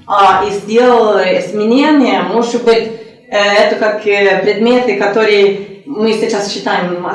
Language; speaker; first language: Russian; non-native, learner; Norwegian